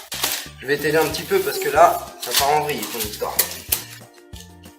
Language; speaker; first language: French; native; French